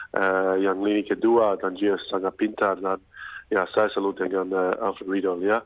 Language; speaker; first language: Indonesian; non-native, fluent; English